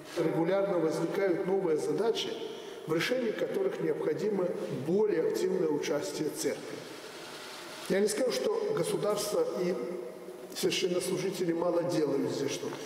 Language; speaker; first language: Russian; native; Russian